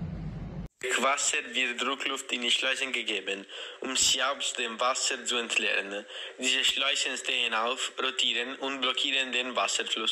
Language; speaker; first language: German; non-native, learner; Italian